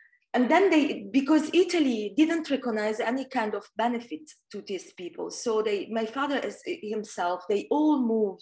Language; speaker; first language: English; non-native, fluent; Italian